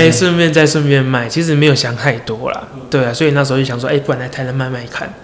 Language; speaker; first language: Chinese; native; Chinese